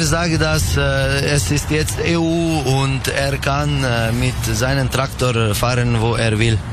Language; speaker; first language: German; non-native, learner; Slovenian